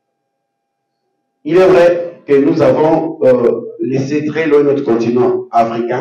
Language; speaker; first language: French; non-native, local second language; Lingala